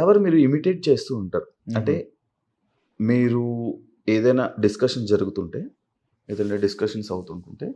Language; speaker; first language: Telugu; native; Telugu